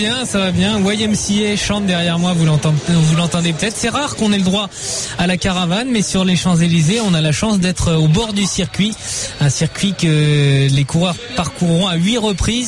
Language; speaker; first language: French; native; French